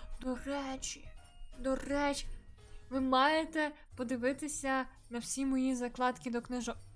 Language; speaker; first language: Ukrainian; native; Ukrainian